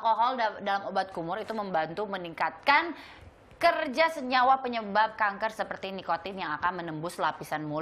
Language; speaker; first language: Indonesian; native; Indonesian